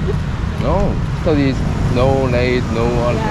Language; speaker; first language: English; non-native, learner; Korean